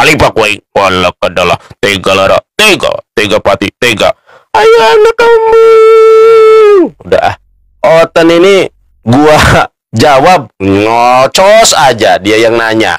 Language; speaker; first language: Indonesian; native; Indonesian